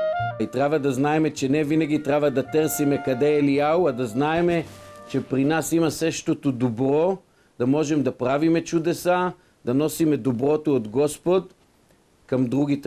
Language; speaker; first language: Bulgarian; non-native, fluent; Hebrew